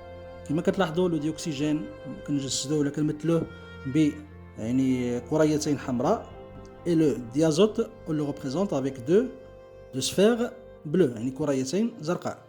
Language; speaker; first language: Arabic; native; Arabic